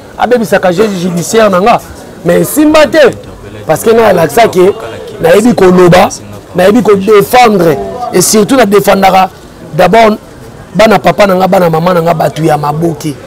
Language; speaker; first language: Lingala; non-native, local second language; Luba-Lulua